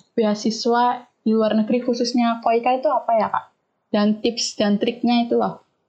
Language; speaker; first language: Indonesian; native; Indonesian